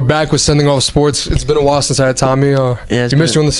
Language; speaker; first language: English; native; English